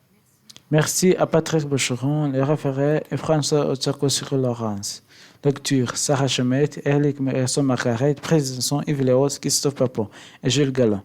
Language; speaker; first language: French; non-native, learner; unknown